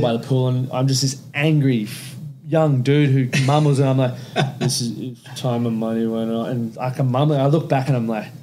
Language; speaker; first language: English; native; English